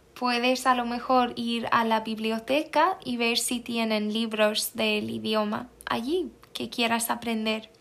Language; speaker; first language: Spanish; non-native, fluent; Swedish